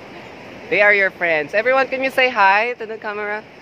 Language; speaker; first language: English; non-native, fluent; Filipino